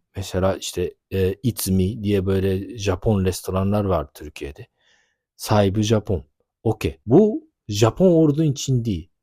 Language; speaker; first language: Turkish; non-native, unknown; Japanese